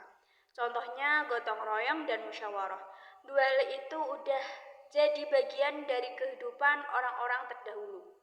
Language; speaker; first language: Indonesian; native; Indonesian